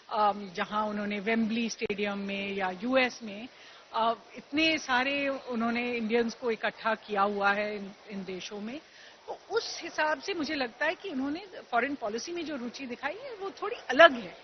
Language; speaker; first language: Hindi; native; Hindi